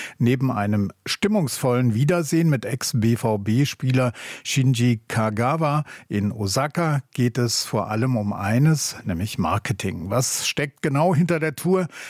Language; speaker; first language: German; native; German